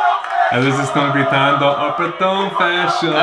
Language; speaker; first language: Portuguese; non-native, fluent; English